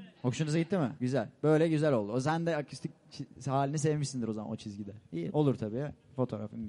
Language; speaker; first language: Turkish; native; Turkish